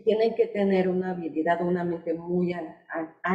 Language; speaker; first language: Spanish; native; Spanish